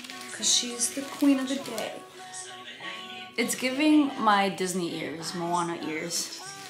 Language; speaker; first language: English; early bilingual, other home language; Spanish